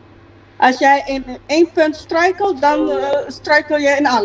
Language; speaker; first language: Dutch; non-native, local second language; Papiamento